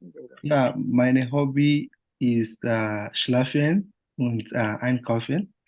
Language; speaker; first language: German; non-native, learner; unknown